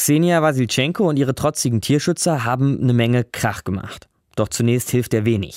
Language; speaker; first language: German; native; German